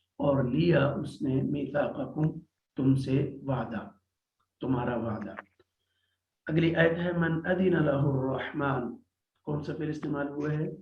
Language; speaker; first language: Urdu; native; Urdu